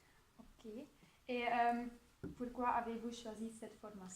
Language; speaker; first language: French; non-native, local second language; Dutch